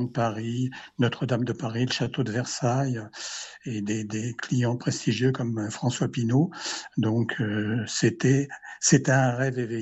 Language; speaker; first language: French; native; French